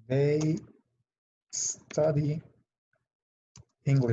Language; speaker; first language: English; non-native, fluent; Spanish